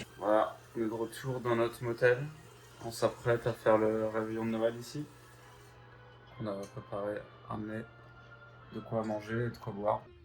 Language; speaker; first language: French; native; French